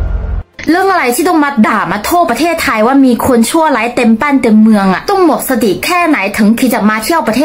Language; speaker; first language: Thai; non-native, fluent; Chinese